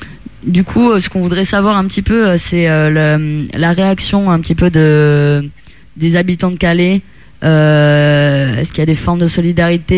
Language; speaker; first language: French; non-native, fluent; Italian